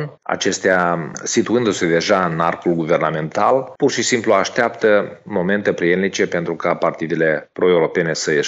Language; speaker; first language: Romanian; native; Romanian